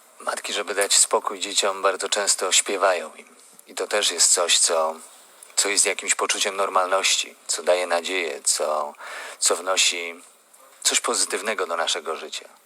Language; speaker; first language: Polish; native; Polish